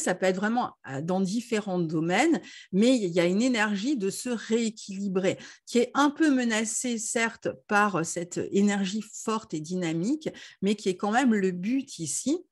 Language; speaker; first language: French; native; French